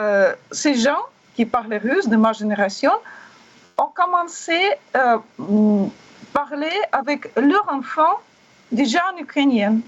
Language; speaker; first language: French; non-native, learner; Russian